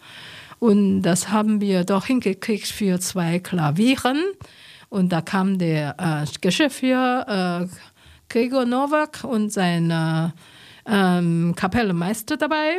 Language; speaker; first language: German; non-native, learner; Chinese